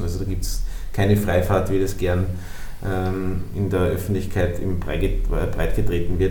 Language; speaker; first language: German; native; German